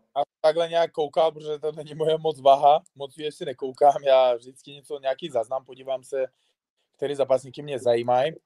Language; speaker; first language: Czech; non-native, fluent; Uzbek